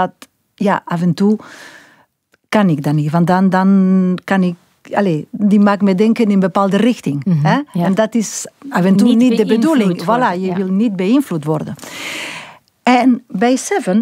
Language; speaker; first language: Dutch; non-native, local second language; French